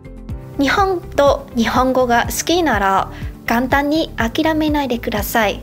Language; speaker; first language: Japanese; non-native, fluent; Vietnamese